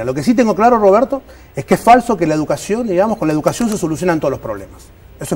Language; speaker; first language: Spanish; native; Spanish